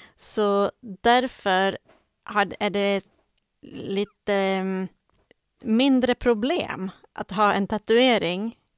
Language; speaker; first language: Swedish; native; Swedish